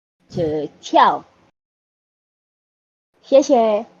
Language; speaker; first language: Chinese; non-native, learner; Indonesian